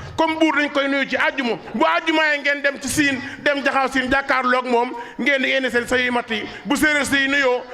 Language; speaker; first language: Wolof; non-native, local second language; Serer